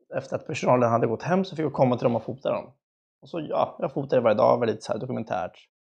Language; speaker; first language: Swedish; early bilingual, other home language; Spanish